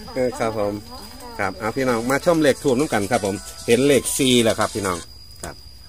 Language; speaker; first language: Thai; native; Thai